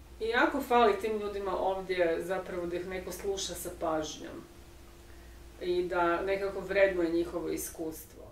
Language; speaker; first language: Croatian; native; Croatian